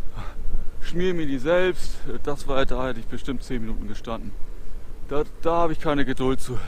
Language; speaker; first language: German; native; German